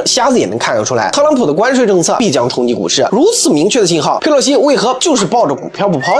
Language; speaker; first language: Chinese; native; Chinese